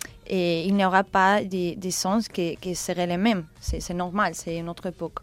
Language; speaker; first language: French; non-native, learner; Spanish